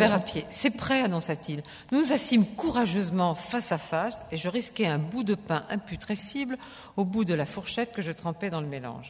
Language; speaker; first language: French; native; French